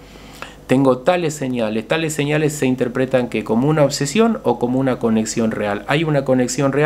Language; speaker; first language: Spanish; native; Spanish